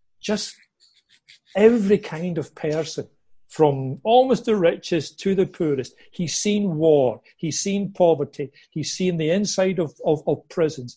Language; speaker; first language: English; native; English